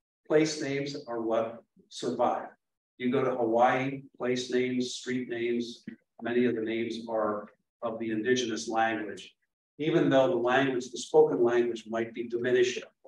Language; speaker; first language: English; native; English